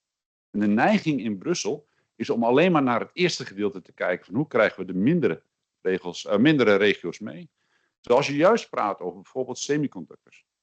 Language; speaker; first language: Dutch; native; Dutch